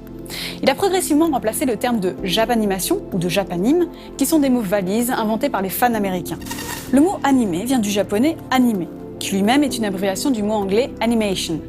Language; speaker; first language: French; native; French